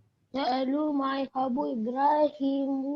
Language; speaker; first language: Arabic; non-native, learner; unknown